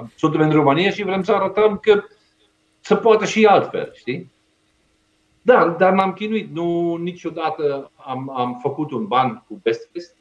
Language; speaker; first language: Romanian; non-native, fluent; Dutch